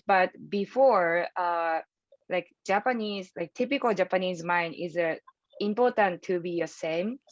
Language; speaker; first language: English; non-native, learner; Japanese